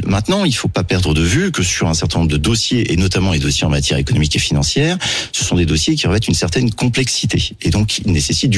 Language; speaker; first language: French; native; French